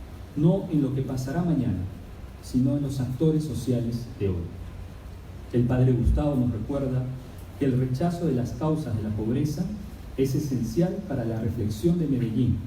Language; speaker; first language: Spanish; native; Spanish